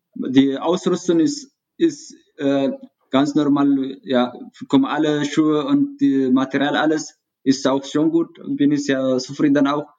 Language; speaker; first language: German; non-native, learner; Tigrinya